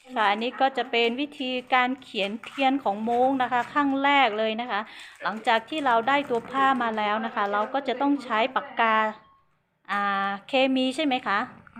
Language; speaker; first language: Thai; non-native, local second language; Hmong